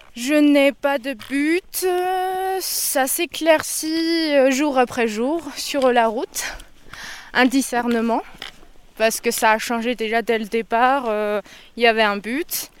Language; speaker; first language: French; non-native, fluent; Chinese